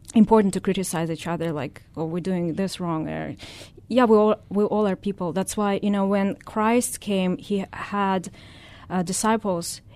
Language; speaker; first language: English; non-native, fluent; Russian